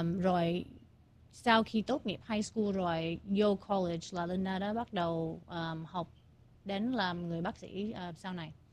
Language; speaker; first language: Vietnamese; early bilingual, heritage; Vietnamese